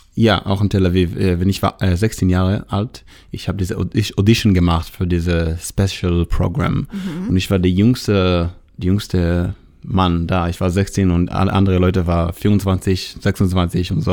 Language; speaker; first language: German; non-native, learner; Hebrew